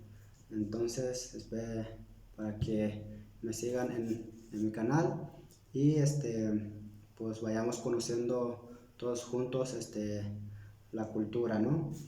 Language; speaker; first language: Spanish; non-native, local second language; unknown